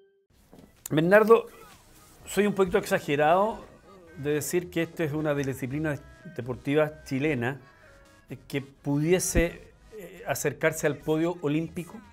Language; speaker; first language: Spanish; native; Spanish